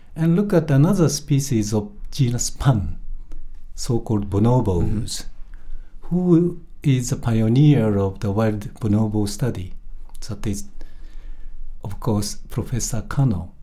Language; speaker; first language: English; non-native, fluent; Japanese